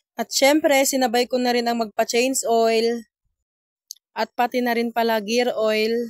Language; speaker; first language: Filipino; non-native, local second language; Iloko